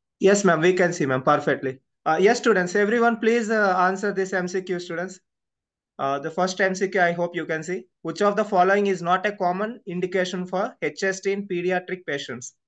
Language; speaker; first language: English; non-native, local second language; Telugu